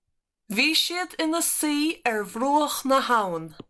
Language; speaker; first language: Irish; non-native, learner; English